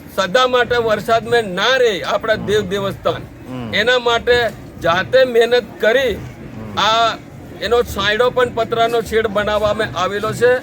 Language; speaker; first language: Gujarati; non-native, local second language; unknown